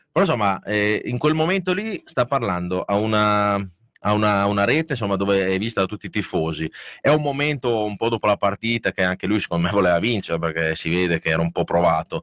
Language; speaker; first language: Italian; non-native, fluent; Spanish